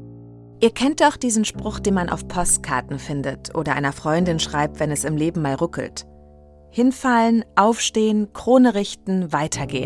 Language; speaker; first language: German; native; German